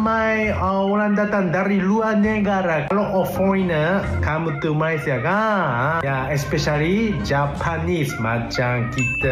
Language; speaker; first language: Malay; non-native, learner; Japanese